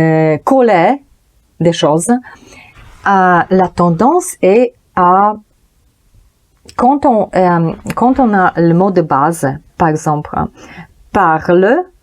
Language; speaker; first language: French; non-native, learner; Polish